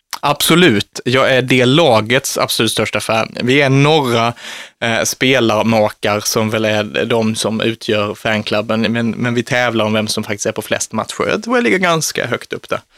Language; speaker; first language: Swedish; native; Swedish